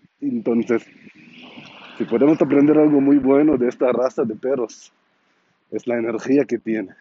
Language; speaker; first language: Spanish; non-native, learner; Hebrew